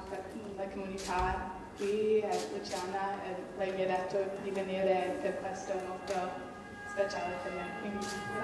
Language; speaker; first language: Italian; non-native, learner; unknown